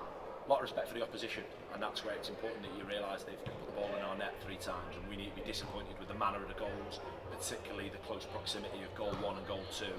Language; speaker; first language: English; native; English